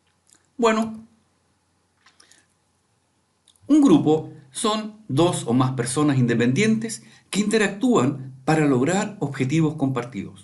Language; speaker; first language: Spanish; native; Spanish